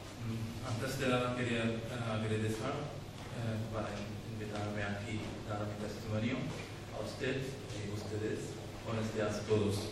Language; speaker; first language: Spanish; non-native, learner; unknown